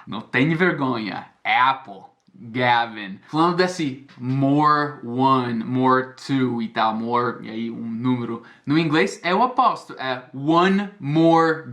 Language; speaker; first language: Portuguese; non-native, fluent; English